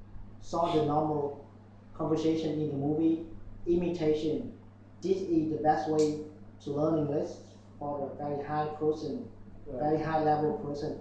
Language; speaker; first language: English; non-native, learner; Vietnamese